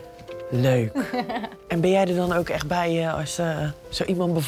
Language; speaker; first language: Dutch; native; Dutch